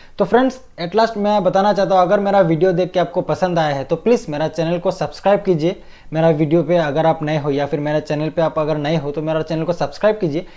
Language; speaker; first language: Hindi; non-native, fluent; Bangla